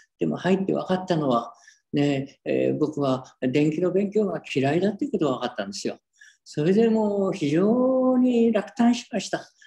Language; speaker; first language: Japanese; native; Japanese